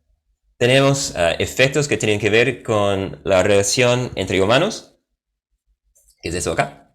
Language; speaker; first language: Spanish; non-native, fluent; English